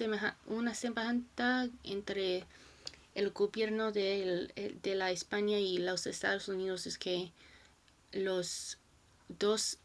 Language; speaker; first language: Spanish; non-native, learner; English